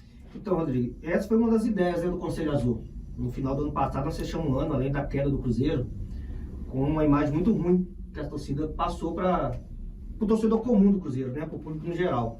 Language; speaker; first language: Portuguese; native; Portuguese